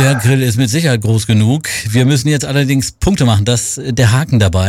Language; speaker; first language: German; native; German